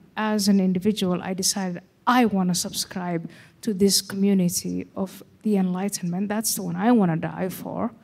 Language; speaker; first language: English; non-native, fluent; Somali